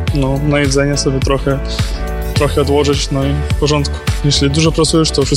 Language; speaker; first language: Polish; non-native, learner; Ukrainian